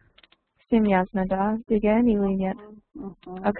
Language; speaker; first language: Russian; non-native, learner; English